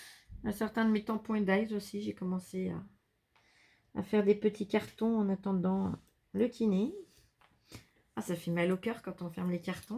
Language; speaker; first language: French; native; French